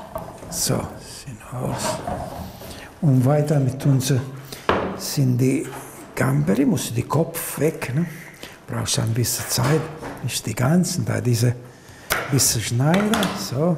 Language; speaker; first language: German; non-native, learner; Italian